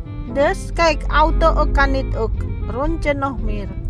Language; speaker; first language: Dutch; non-native, learner; Indonesian